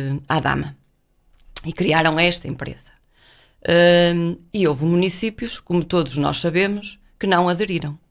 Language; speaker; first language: Portuguese; native; Portuguese